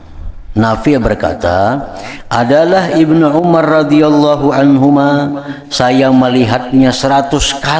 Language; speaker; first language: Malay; non-native, local second language; Banjar